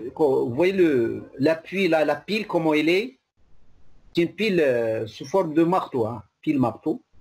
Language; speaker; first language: French; non-native, local second language; Arabic